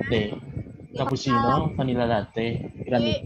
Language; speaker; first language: Italian; non-native, learner; Indonesian